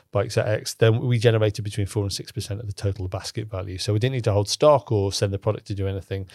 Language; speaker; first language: English; native; English